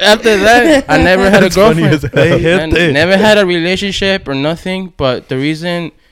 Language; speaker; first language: English; early bilingual, other home language; Spanish